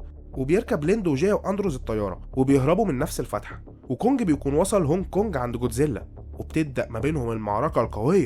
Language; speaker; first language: Arabic; native; Arabic